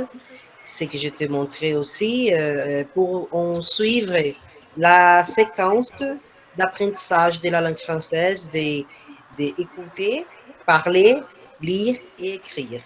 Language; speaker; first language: French; non-native, fluent; Portuguese